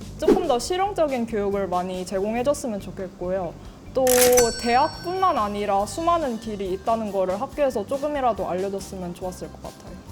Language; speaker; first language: Korean; native; Korean